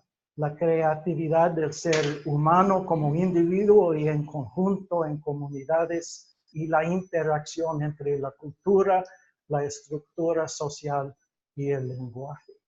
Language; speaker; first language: Spanish; non-native, fluent; English